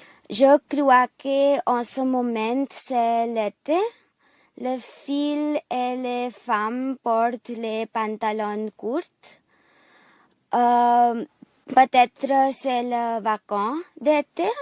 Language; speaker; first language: French; non-native, learner; English